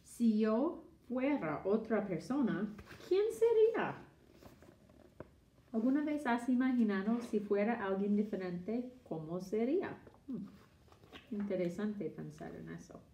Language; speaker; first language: Spanish; non-native, fluent; English